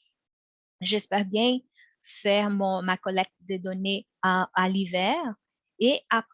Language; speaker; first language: French; non-native, fluent; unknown